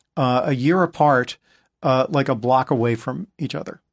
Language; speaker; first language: English; native; English